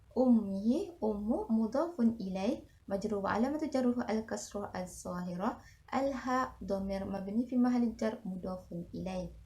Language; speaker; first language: Arabic; non-native, learner; Malay